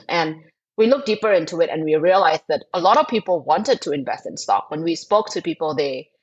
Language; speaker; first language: English; non-native, fluent; Thai